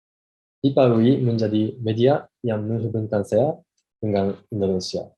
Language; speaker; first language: Indonesian; non-native, fluent; Japanese